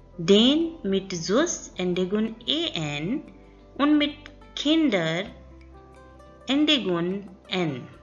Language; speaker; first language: German; non-native, learner; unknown